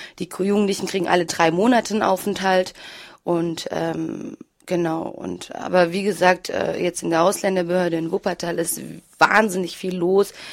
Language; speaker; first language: German; early bilingual, other home language; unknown